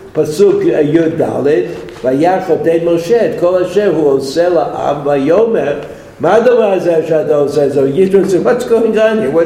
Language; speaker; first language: English; native; English